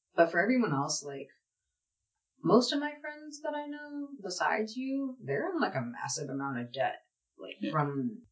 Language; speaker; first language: English; native; English